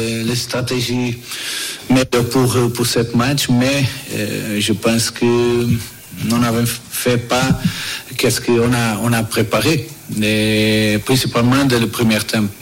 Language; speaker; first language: French; non-native, learner; Portuguese